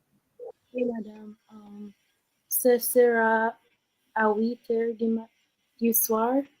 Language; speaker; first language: French; non-native, learner; English